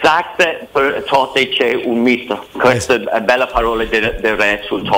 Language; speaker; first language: Italian; non-native, fluent; English